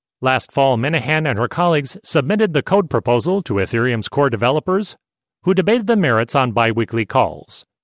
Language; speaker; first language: English; native; English